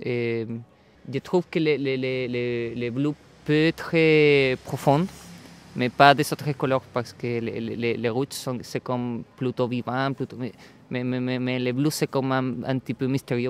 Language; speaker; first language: French; non-native, learner; Spanish